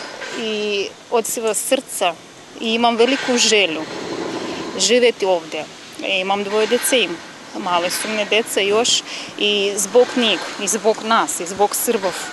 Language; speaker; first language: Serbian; non-native, learner; Russian